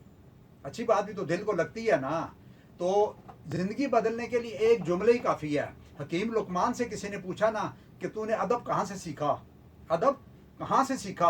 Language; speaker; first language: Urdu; non-native, local second language; Punjabi